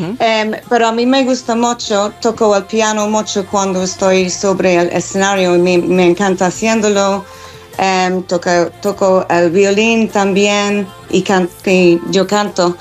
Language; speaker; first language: Spanish; non-native, learner; English